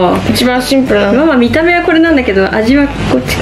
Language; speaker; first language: Japanese; native; Japanese